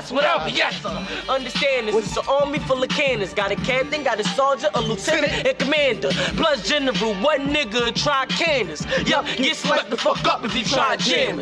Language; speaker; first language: English; native; English